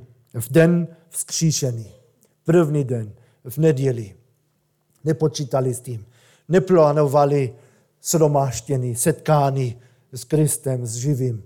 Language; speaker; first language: Czech; non-native, fluent; German